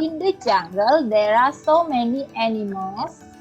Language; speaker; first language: English; non-native, fluent; Indonesian